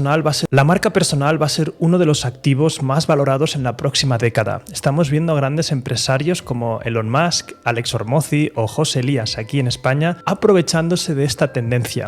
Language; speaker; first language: Spanish; native; Spanish